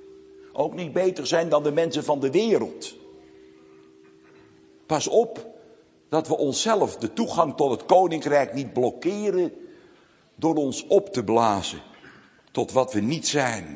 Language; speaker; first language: Dutch; native; Dutch